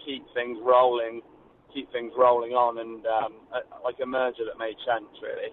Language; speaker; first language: English; native; English